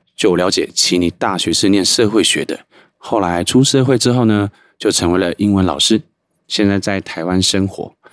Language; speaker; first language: Chinese; native; Chinese